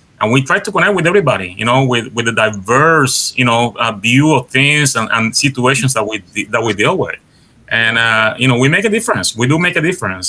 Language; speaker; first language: English; non-native, fluent; Spanish